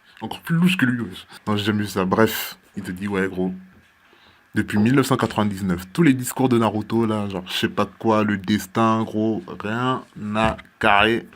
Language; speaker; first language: French; native; French